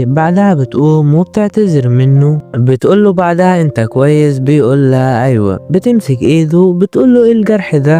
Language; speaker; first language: Arabic; native; Arabic